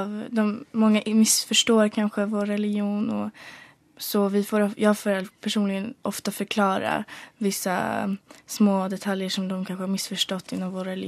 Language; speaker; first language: Swedish; early bilingual, other home language; Polish